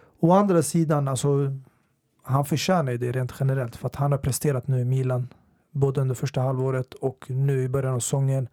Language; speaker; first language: Swedish; native; Swedish